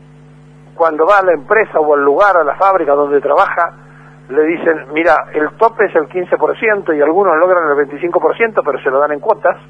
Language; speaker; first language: Spanish; native; Spanish